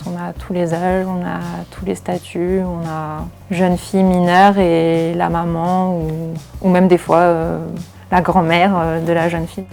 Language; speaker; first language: French; native; French